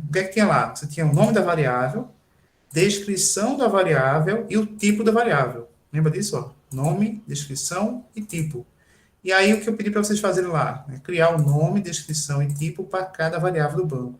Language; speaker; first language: Portuguese; native; Portuguese